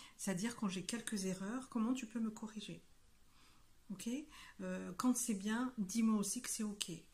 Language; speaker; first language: French; non-native, local second language; Malagasy